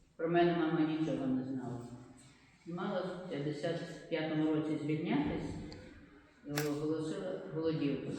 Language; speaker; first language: Ukrainian; native; Ukrainian